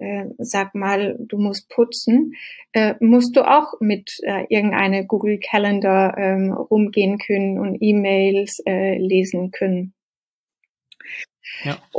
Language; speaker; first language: German; non-native, fluent; Danish